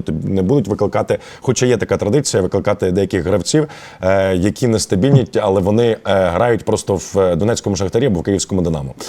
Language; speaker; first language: Ukrainian; native; Ukrainian